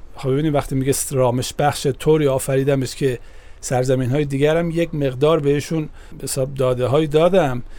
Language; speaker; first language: Persian; native; Persian